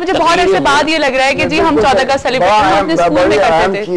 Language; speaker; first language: Urdu; native; Urdu